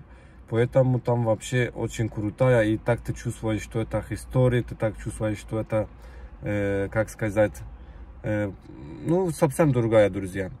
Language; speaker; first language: Russian; non-native, learner; Turkish